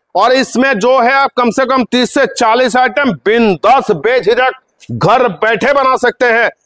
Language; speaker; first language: Hindi; non-native, local second language; Bangla